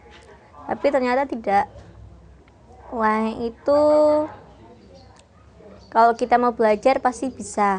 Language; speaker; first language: Indonesian; non-native, local second language; Javanese